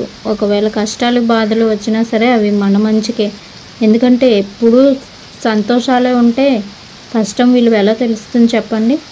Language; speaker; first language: Telugu; native; Telugu